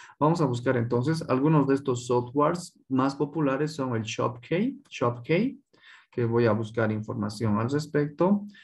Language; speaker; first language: Spanish; non-native, local second language; Quechua